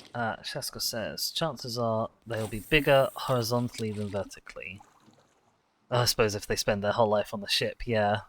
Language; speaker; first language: English; native; English